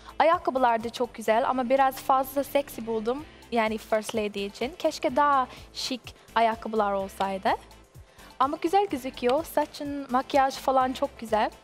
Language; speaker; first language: Turkish; non-native, learner; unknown